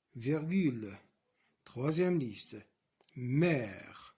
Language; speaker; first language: French; non-native, local second language; Arabic